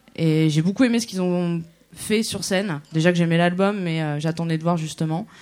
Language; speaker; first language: French; native; French